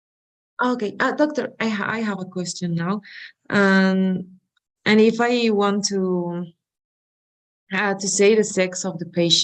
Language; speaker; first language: English; non-native, learner; Spanish